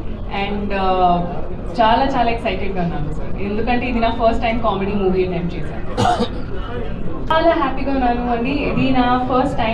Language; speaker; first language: Telugu; non-native, learner; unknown